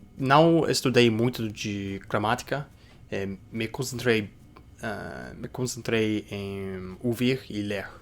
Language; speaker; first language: Portuguese; non-native, fluent; English